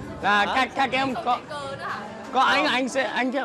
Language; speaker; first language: Vietnamese; non-native, learner; English